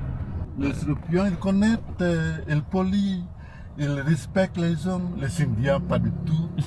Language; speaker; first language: French; non-native, learner; Indonesian